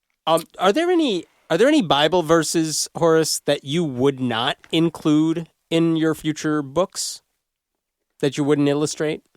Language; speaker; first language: English; native; English